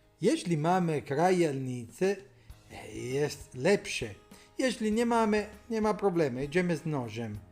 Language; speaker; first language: Polish; non-native, learner; Italian